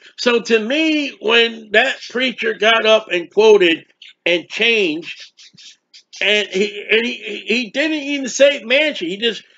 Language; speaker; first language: English; native; English